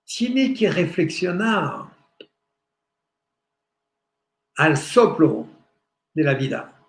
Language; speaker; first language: Spanish; non-native, fluent; French